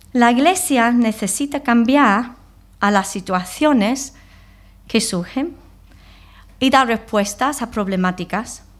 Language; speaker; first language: Spanish; non-native, fluent; English